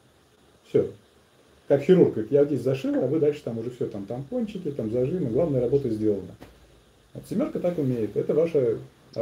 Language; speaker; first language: Russian; native; Russian